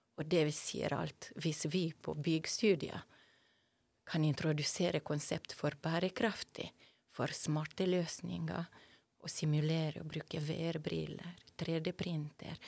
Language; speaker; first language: Norwegian; non-native, fluent; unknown